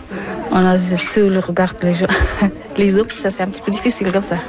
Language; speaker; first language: French; non-native, learner; Persian